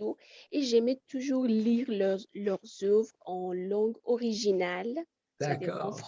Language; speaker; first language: French; non-native, fluent; Persian